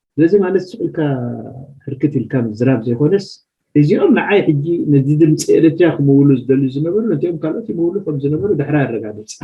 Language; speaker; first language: Tigrinya; native; Tigrinya